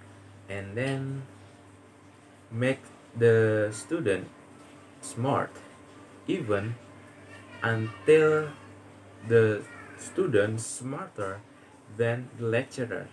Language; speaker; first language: English; non-native, learner; Indonesian